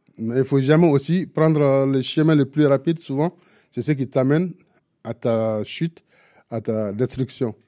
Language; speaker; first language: French; non-native, local second language; Bambara